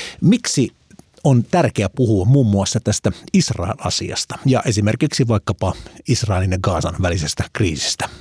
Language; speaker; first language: Finnish; native; Finnish